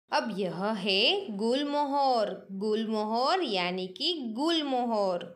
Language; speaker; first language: Hindi; non-native, local second language; Gujarati